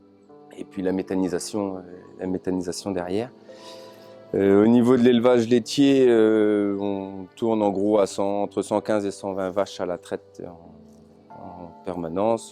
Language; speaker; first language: French; native; French